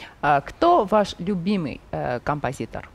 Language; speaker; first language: Russian; non-native, local second language; Armenian